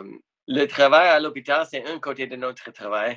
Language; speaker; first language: French; non-native, fluent; English